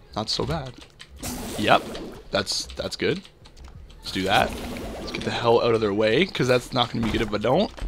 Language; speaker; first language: English; native; English